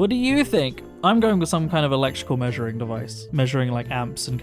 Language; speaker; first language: English; native; English